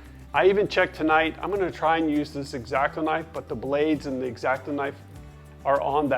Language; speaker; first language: English; native; English